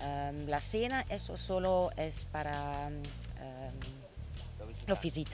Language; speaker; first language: Spanish; non-native, learner; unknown